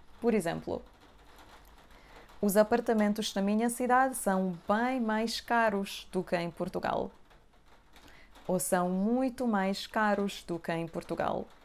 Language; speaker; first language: Portuguese; non-native, fluent; Serbian